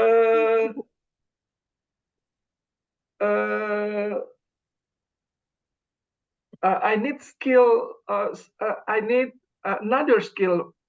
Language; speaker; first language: English; non-native, learner; Indonesian